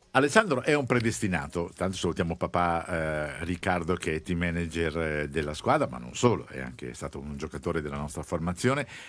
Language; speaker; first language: Italian; native; Italian